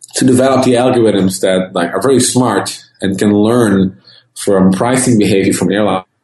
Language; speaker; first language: English; non-native, fluent; Dutch